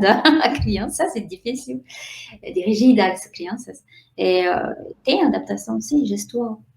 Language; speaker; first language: Portuguese; non-native, fluent; French